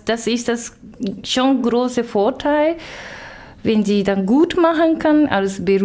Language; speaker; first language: German; non-native, learner; Japanese